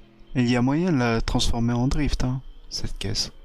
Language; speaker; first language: French; native; French